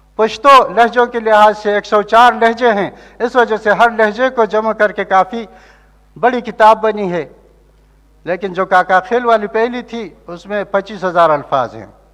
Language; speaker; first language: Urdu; non-native, local second language; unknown